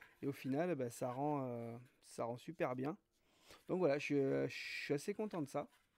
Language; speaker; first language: French; native; French